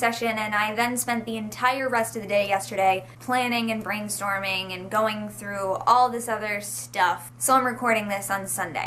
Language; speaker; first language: English; native; English